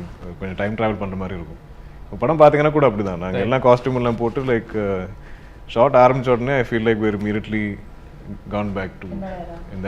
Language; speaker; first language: Tamil; non-native, local second language; Malayalam